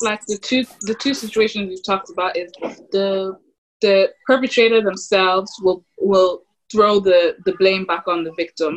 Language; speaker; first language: English; native; English